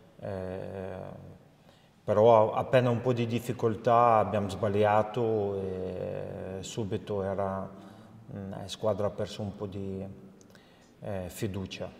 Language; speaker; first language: Italian; non-native, fluent; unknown